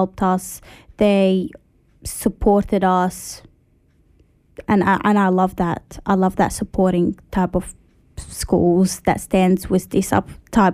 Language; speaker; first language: English; early bilingual, other home language; Arabic